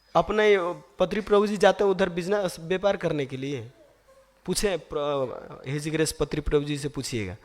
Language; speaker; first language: Hindi; non-native, fluent; Nepali